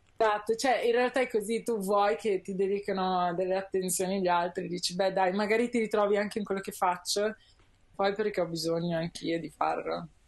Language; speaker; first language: Italian; native; Italian